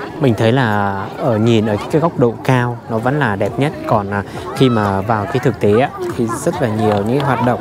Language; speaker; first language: Vietnamese; non-native, local second language; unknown